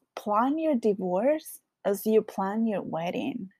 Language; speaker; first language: English; non-native, fluent; Spanish